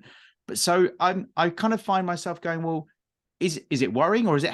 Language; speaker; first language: English; native; English